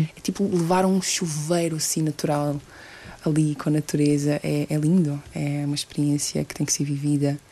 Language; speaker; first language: Portuguese; early bilingual, other home language; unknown